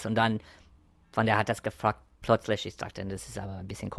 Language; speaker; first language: German; non-native, fluent; English